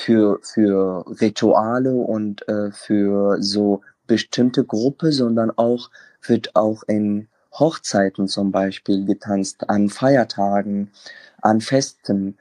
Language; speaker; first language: German; non-native, fluent; Arabic